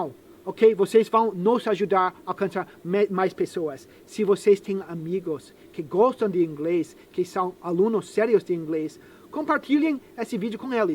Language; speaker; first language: Portuguese; non-native, fluent; English